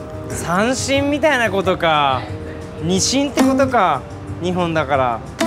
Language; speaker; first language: Japanese; native; Japanese